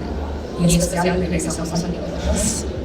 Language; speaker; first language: Spanish; early bilingual, heritage; Spanish